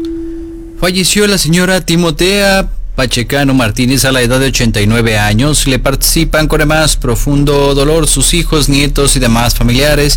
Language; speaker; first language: Spanish; native; Spanish